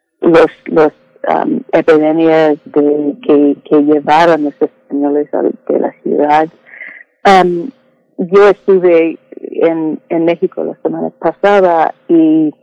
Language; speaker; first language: Spanish; non-native, fluent; English